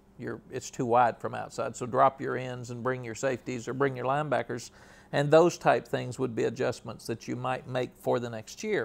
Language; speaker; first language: English; native; English